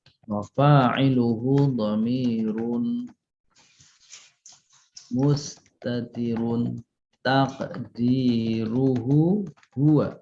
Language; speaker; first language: Arabic; non-native, fluent; Indonesian